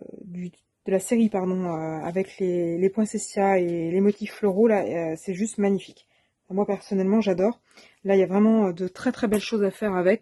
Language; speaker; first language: French; native; French